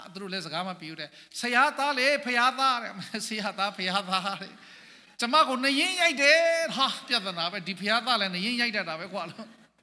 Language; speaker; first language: Burmese; non-native, local second language; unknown